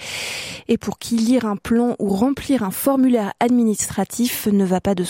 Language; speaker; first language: French; native; French